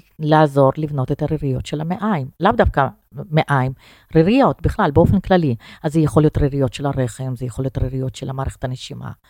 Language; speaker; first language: Hebrew; non-native, fluent; Russian